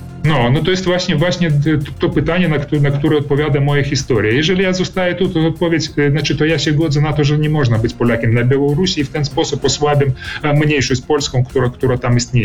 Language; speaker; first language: Polish; early bilingual, heritage; Polish